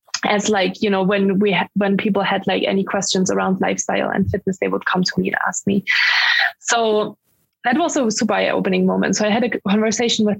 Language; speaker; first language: English; non-native, fluent; German